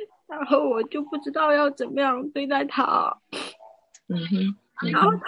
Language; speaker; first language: Chinese; non-native, local second language; Cantonese